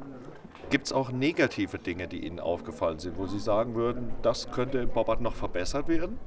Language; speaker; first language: German; native; German